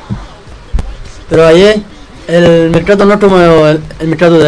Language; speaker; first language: Spanish; non-native, learner; Arabic